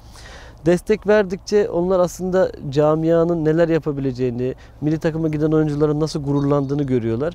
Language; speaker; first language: Turkish; native; Turkish